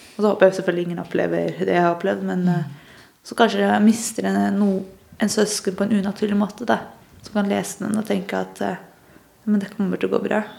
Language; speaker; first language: Norwegian; early bilingual, other home language; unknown